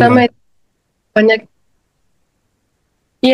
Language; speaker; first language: Indonesian; non-native, fluent; Uzbek